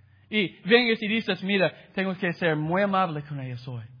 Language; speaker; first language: Spanish; non-native, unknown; English